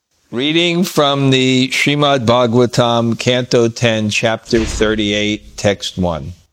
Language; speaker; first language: English; native; English